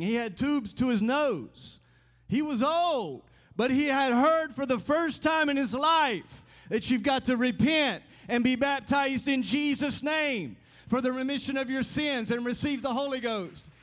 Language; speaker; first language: English; native; English